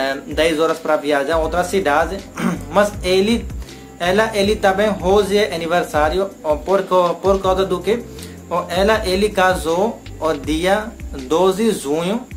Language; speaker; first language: Portuguese; non-native, learner; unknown